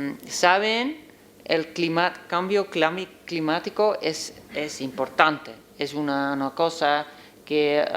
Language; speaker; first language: Spanish; non-native, learner; Dutch